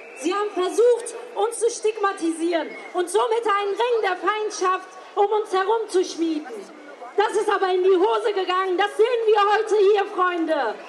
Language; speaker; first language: German; early bilingual, other home language; Turkish